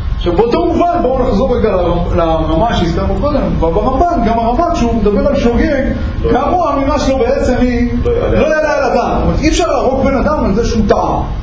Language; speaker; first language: Hebrew; native; Hebrew